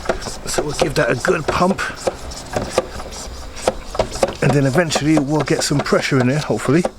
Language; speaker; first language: English; native; English